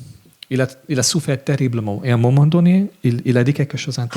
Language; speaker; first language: French; non-native, fluent; English